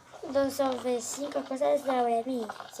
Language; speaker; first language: Spanish; native; Spanish